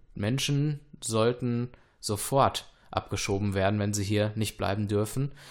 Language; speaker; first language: German; early bilingual, other home language; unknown